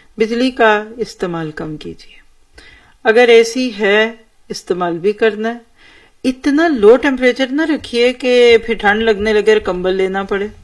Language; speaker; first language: Urdu; native; Urdu